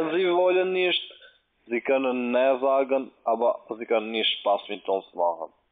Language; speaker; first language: German; non-native, learner; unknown